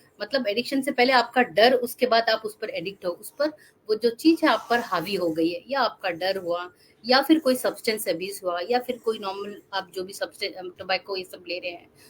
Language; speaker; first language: Hindi; non-native, local second language; Assamese